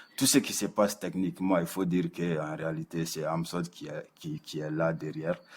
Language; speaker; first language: French; non-native, local second language; Bambara